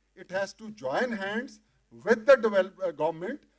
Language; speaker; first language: English; non-native, local second language; Punjabi